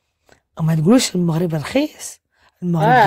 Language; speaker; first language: Arabic; early bilingual, heritage; French